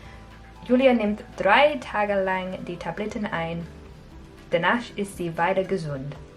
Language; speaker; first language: German; non-native, learner; English